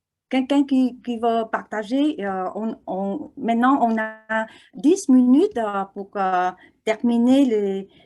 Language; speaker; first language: French; non-native, fluent; Vietnamese